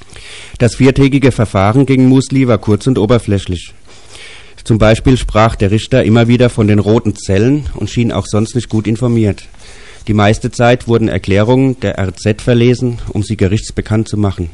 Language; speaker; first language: German; native; German